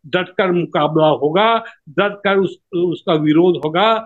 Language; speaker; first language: Hindi; native; Hindi